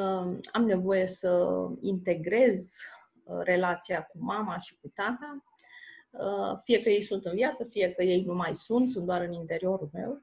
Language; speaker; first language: Romanian; native; Romanian